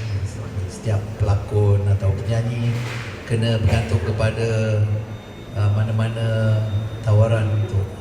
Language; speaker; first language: Malay; native; Malay